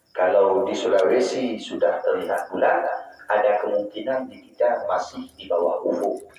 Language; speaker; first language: Malay; non-native, local second language; Achinese